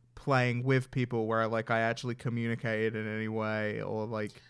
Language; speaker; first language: English; native; English